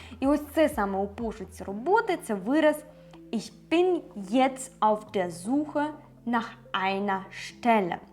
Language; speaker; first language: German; non-native, fluent; Ukrainian